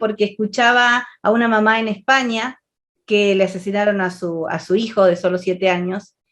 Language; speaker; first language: Spanish; native; Spanish